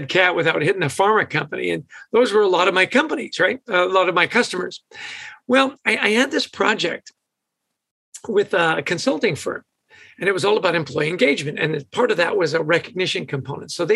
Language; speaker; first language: English; native; English